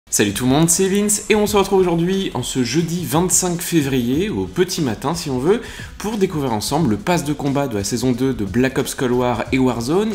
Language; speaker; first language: French; native; French